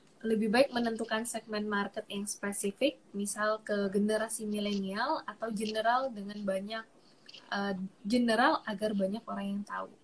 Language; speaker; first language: Indonesian; native; Indonesian